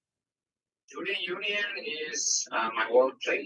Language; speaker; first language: English; non-native, learner; Vietnamese